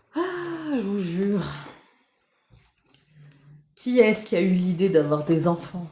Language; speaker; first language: French; native; French